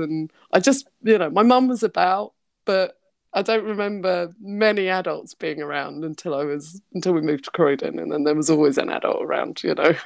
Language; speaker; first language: English; native; English